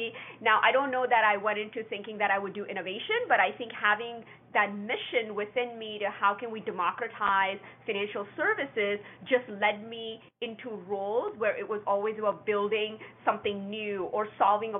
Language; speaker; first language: English; native; English